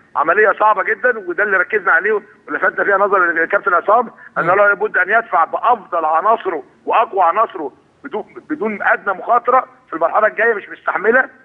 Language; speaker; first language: Egyptian Arabic; native; Egyptian Arabic